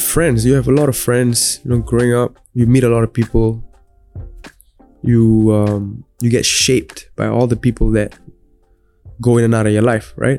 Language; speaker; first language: English; non-native, local second language; Tamil